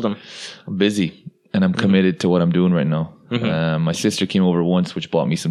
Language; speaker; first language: English; non-native, local second language; Irish